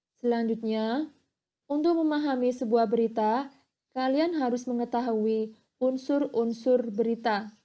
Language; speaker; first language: Indonesian; native; Indonesian